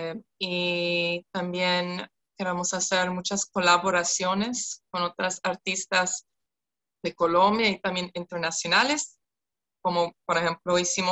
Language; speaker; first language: Spanish; non-native, fluent; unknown